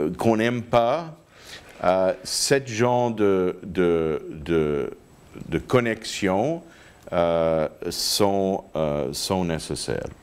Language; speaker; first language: French; non-native, fluent; English